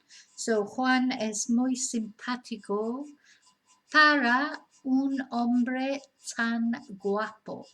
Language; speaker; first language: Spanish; non-native, fluent; English